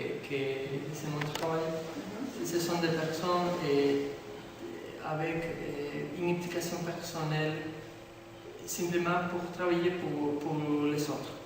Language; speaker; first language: French; non-native, learner; Spanish